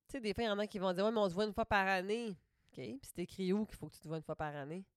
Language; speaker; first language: French; native; French